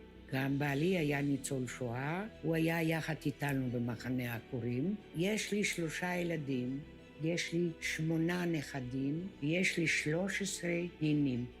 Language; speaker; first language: Hebrew; early bilingual, other home language; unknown